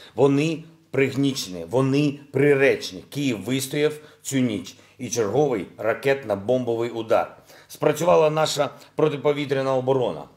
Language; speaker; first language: Ukrainian; non-native, local second language; Russian